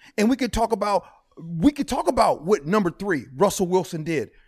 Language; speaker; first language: English; native; English